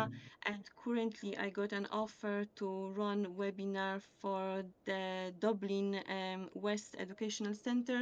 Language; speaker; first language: English; non-native, fluent; Polish